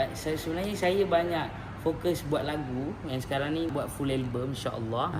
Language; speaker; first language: Malay; native; Malay